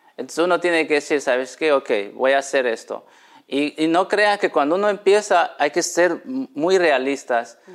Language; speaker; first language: Spanish; native; Spanish